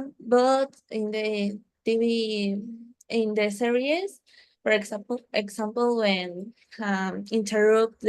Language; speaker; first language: English; non-native, learner; Spanish